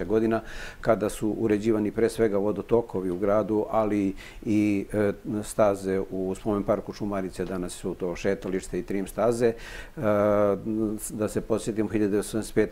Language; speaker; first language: Serbian; native; Serbian